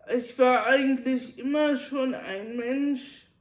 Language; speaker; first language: German; native; German